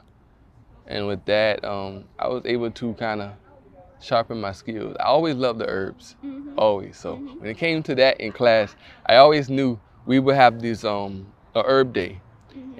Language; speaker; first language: English; native; English